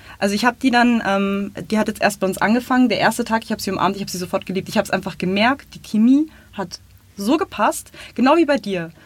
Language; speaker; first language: German; native; German